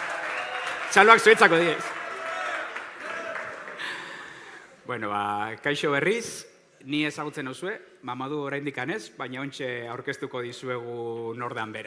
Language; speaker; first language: Basque; native; Basque